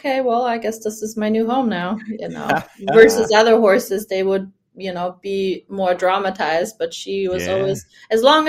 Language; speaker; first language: English; non-native, fluent; German